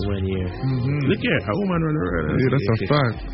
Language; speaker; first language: English; non-native, local second language; Jamaican Creole English